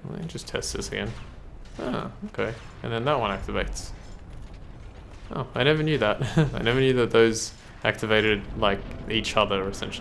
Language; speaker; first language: English; native; English